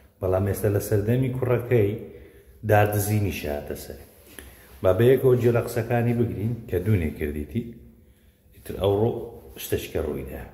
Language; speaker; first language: Central Kurdish; native; Central Kurdish